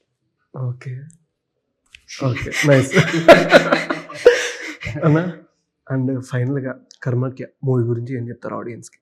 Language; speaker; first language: Telugu; native; Telugu